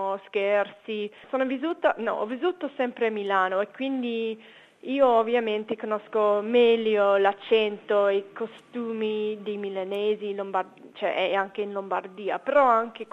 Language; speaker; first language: Italian; non-native, fluent; English